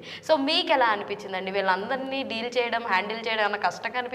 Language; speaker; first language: Telugu; native; Telugu